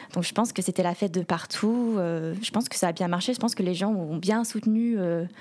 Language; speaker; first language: French; early bilingual, heritage; English